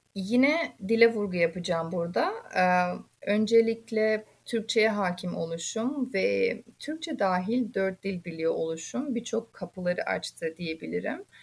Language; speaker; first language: Turkish; non-native, fluent; Uzbek